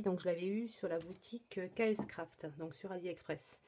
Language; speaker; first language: French; native; French